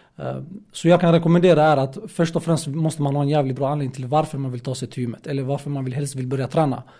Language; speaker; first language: Swedish; early bilingual, other home language; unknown